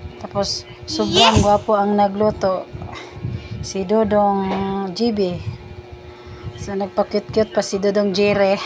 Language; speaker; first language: Filipino; non-native, local second language; Cebuano